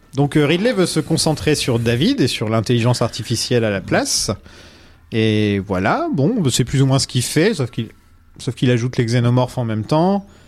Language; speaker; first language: French; native; French